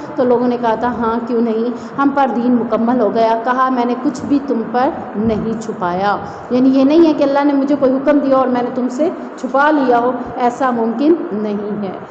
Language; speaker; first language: Urdu; non-native, local second language; Saraiki